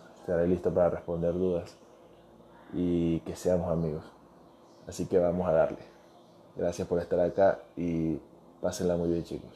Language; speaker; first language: Spanish; native; Spanish